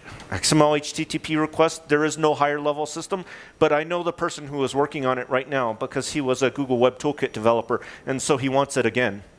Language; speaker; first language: English; native; English